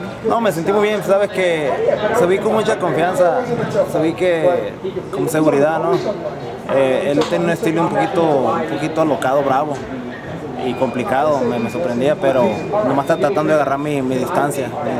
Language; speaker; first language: Spanish; native; Spanish